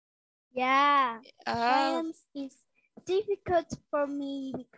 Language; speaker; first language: English; non-native, learner; Vietnamese